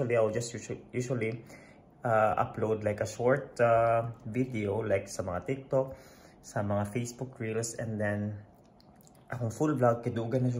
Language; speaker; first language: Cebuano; non-native, local second language; Filipino